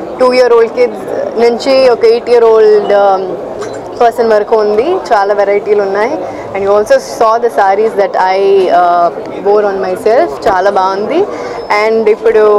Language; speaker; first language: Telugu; non-native, fluent; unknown